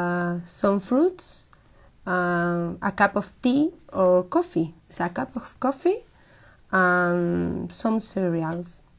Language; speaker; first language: English; non-native, learner; Spanish